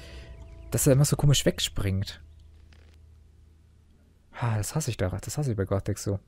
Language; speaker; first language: German; native; German